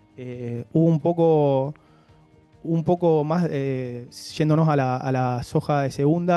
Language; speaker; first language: Spanish; native; Spanish